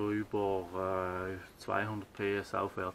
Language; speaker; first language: German; native; German